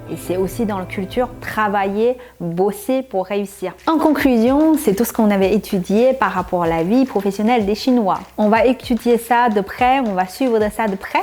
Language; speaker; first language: French; non-native, fluent; Chinese